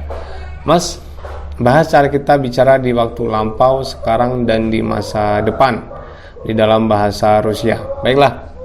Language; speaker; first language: Indonesian; non-native, local second language; Javanese